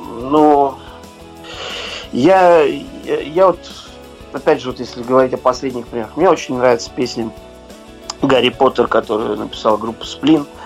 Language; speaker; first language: Russian; native; Russian